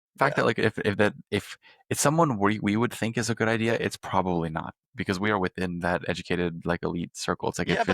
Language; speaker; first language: English; native; English